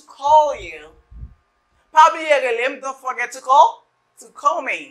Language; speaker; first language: English; non-native, fluent; Haitian Creole